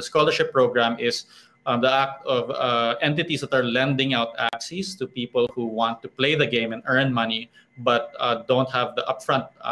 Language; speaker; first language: English; non-native, local second language; Filipino